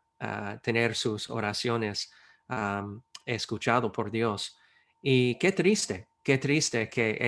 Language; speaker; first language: Spanish; non-native, fluent; English